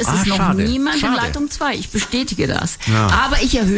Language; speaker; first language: German; native; German